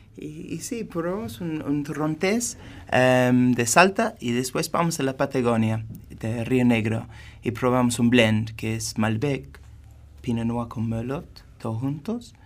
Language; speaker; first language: Spanish; non-native, fluent; English